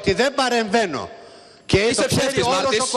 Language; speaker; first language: Greek; native; Greek